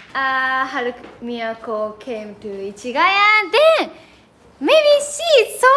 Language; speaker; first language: English; non-native, learner; Japanese